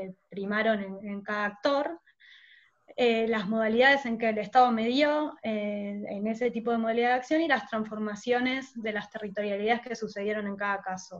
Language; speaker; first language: Spanish; native; Spanish